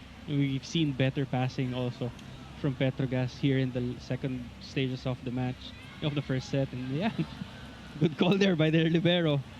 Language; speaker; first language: English; non-native, local second language; Filipino